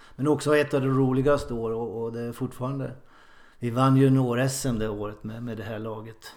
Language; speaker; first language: Swedish; native; Swedish